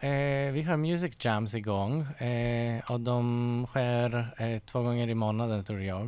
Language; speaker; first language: Swedish; non-native, fluent; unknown